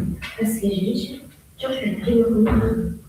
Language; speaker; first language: Russian; non-native, local second language; Kazakh